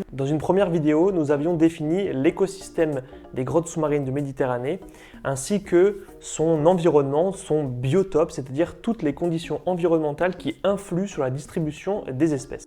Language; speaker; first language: French; native; French